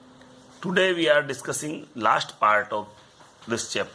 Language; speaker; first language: English; non-native, local second language; Hindi